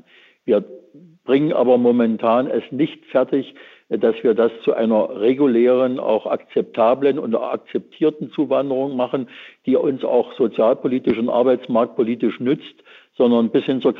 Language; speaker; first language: German; native; German